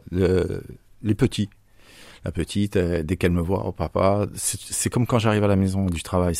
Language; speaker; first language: French; native; French